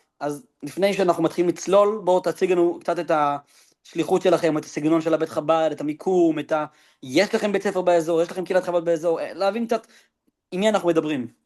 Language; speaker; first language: Hebrew; native; Hebrew